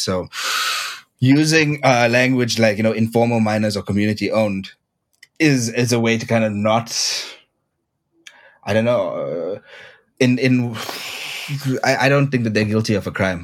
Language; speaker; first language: English; native; English